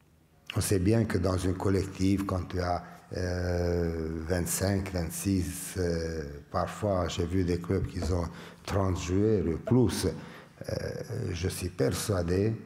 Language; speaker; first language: French; non-native, fluent; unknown